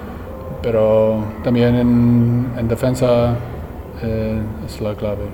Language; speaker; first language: Spanish; non-native, learner; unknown